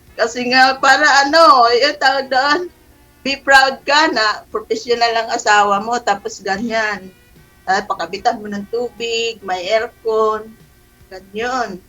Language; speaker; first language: Filipino; non-native, local second language; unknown